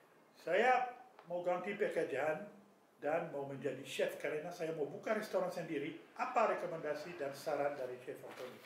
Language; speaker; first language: Indonesian; non-native, fluent; French